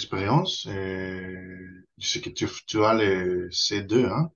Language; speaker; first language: French; non-native, fluent; Spanish